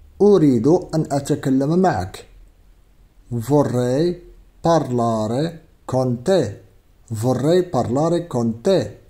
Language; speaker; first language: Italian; non-native, fluent; Arabic